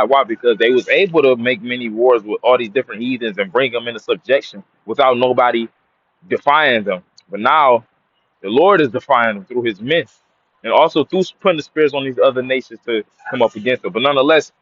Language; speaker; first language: English; native; English